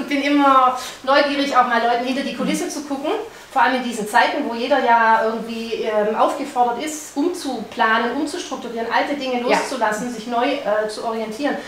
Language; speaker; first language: German; native; German